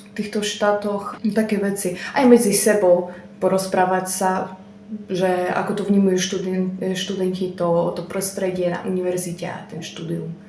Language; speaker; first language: Slovak; native; Slovak